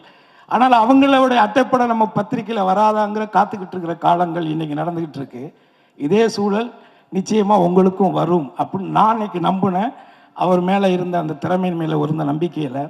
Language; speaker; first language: Tamil; native; Tamil